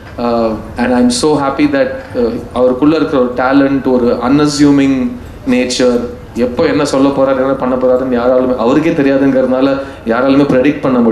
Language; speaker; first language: Tamil; native; Tamil